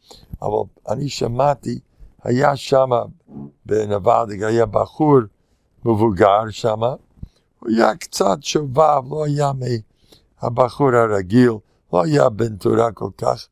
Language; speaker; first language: Hebrew; non-native, fluent; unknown